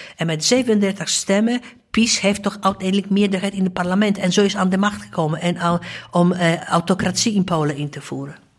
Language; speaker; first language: Dutch; non-native, fluent; Polish